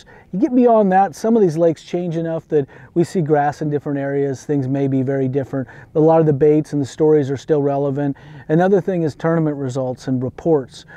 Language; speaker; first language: English; native; English